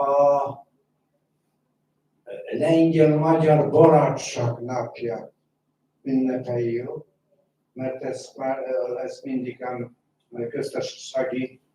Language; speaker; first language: Hungarian; non-native, fluent; Polish